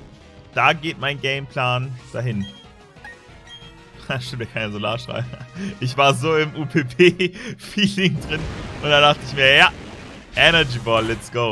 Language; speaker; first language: German; native; German